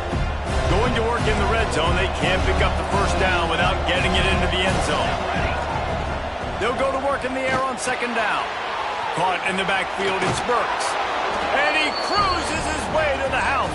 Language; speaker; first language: English; native; English